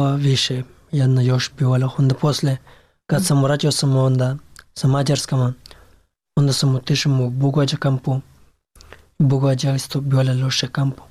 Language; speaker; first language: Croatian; non-native, learner; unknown